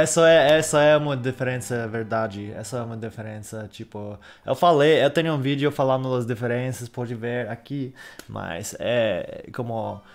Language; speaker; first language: Portuguese; non-native, learner; English